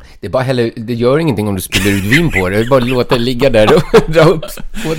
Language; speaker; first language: Swedish; native; Swedish